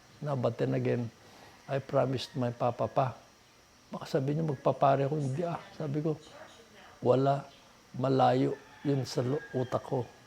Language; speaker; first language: Filipino; non-native, local second language; Iloko